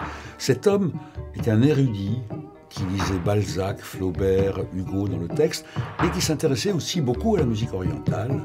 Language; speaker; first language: French; non-native, local second language; Arabic